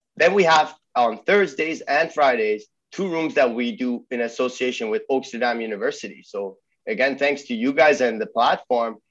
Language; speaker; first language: English; early bilingual, other home language; Persian